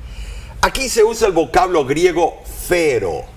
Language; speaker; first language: Spanish; native; Spanish